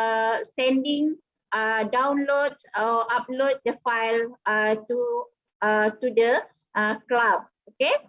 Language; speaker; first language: English; non-native, local second language; Malay